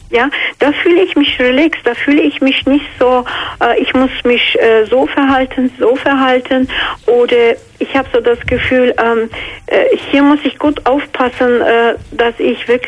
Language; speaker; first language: German; non-native, fluent; Georgian